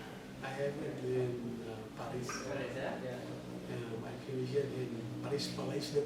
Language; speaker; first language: English; non-native, learner; Sundanese